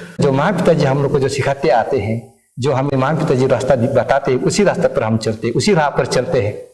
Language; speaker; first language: Hindi; non-native, local second language; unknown